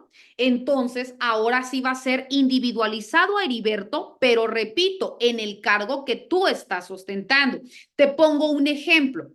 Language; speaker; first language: Spanish; native; Spanish